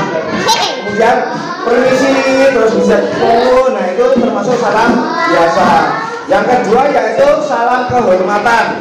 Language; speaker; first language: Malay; non-native, local second language; Javanese